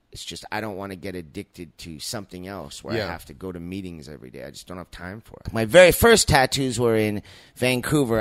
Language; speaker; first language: English; native; English